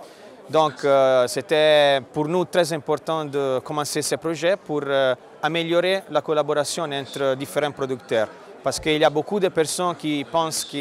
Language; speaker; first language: French; non-native, fluent; Italian